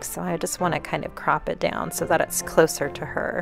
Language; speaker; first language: English; native; English